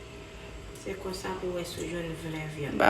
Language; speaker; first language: French; non-native, local second language; Haitian Creole